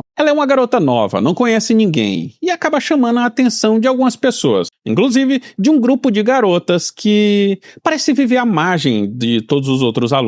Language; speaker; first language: Portuguese; native; Portuguese